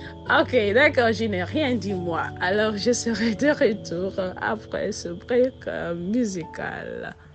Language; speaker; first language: French; non-native, fluent; Yoruba